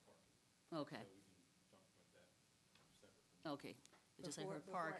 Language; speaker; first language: English; native; English